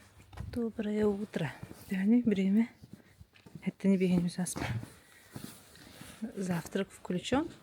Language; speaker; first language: Russian; non-native, local second language; Yakut